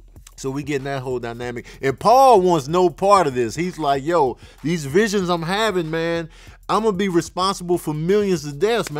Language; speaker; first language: English; native; English